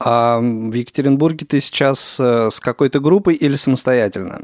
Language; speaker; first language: Russian; native; Russian